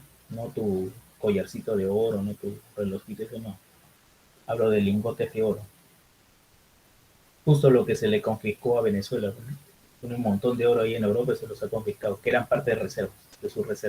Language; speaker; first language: Spanish; native; Spanish